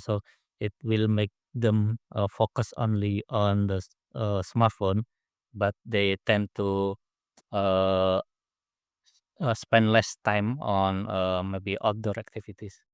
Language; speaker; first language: English; non-native, learner; Indonesian